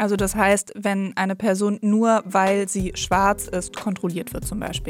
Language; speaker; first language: German; native; German